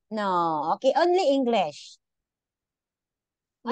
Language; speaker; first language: English; non-native, local second language; Filipino